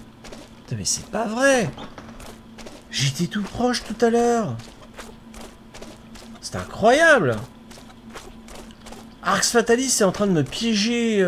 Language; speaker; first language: French; native; French